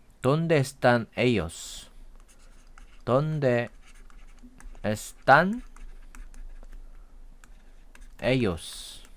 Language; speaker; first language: Spanish; non-native, fluent; Korean